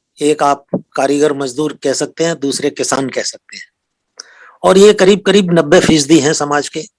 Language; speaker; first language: Hindi; native; Hindi